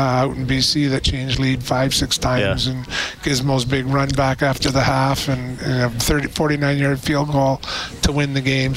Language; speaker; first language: English; native; English